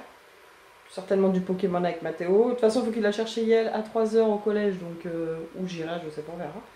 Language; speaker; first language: French; native; French